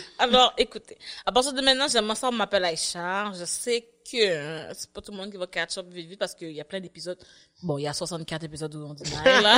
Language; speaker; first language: French; native; French